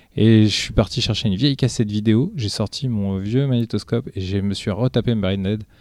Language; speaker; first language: French; early bilingual, other home language; Portuguese